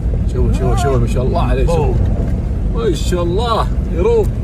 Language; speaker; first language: Arabic; native; Arabic